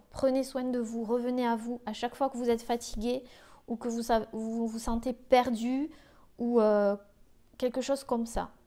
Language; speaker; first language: French; native; French